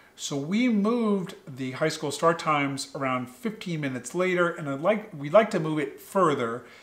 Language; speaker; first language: English; native; English